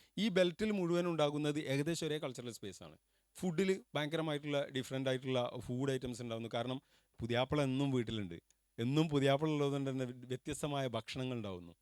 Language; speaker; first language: Malayalam; native; Malayalam